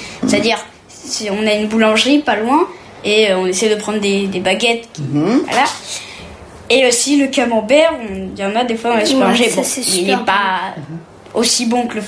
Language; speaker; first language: French; early bilingual, heritage; French